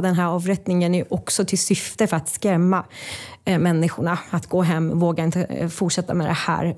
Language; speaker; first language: Swedish; non-native, fluent; Persian